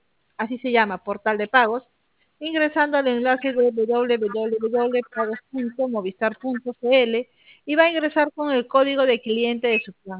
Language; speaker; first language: Spanish; native; Spanish